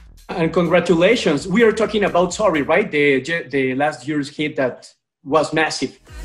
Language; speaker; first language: English; non-native, fluent; Spanish